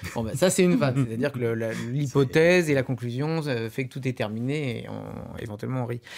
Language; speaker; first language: French; native; French